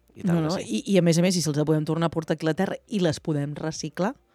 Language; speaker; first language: Catalan; native; Catalan